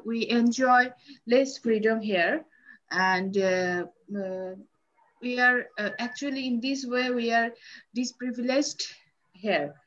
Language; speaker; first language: English; non-native, learner; Bangla